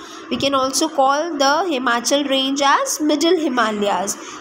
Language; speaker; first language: English; non-native, local second language; Hindi